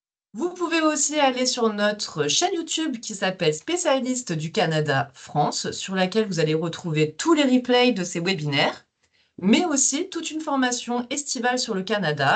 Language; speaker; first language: French; native; French